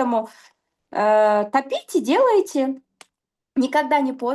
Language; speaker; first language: Russian; non-native, local second language; Kyrgyz